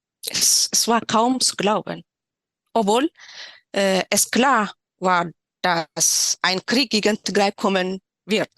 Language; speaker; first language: German; non-native, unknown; Tigrinya